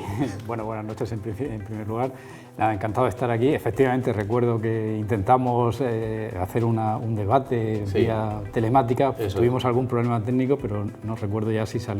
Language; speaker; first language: Spanish; native; Spanish